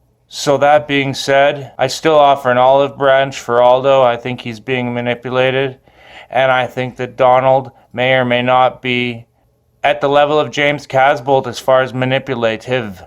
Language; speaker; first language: English; native; English